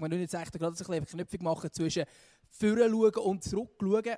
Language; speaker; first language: German; native; German